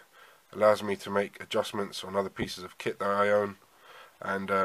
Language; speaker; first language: English; native; English